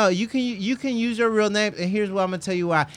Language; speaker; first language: English; native; English